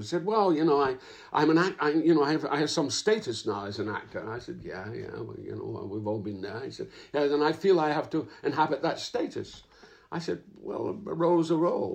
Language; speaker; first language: English; native; English